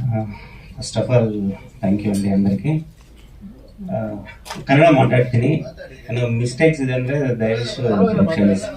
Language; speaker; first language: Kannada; non-native, learner; Telugu